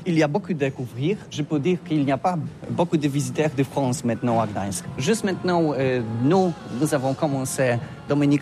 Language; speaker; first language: French; non-native, learner; Polish